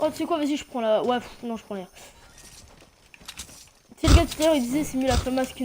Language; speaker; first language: French; native; French